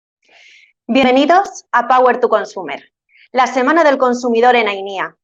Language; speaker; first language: Spanish; native; Spanish